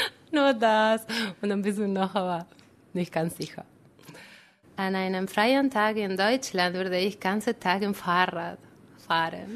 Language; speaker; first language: German; non-native, fluent; Spanish